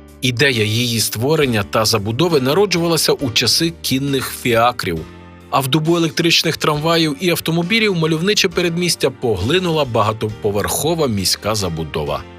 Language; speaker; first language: Ukrainian; native; Ukrainian